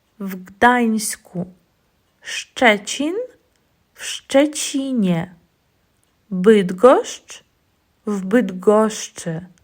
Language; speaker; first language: Polish; non-native, fluent; Ukrainian